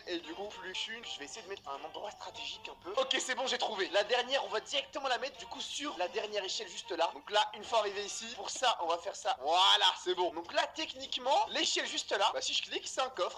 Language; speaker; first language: French; native; French